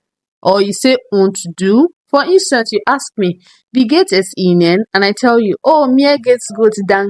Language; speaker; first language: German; non-native, learner; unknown